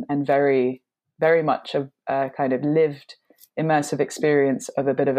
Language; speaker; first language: English; native; English